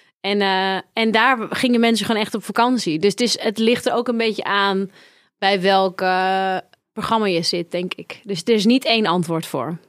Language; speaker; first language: Dutch; native; Dutch